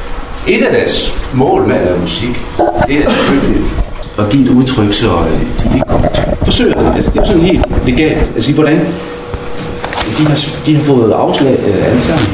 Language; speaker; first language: Danish; native; Danish